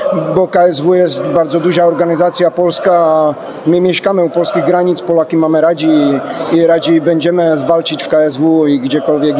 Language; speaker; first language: Polish; non-native, learner; Czech